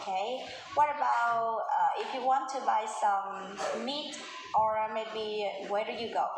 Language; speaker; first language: English; non-native, fluent; Vietnamese